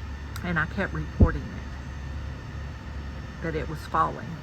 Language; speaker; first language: English; native; English